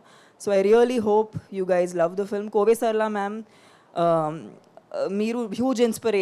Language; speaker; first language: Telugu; non-native, local second language; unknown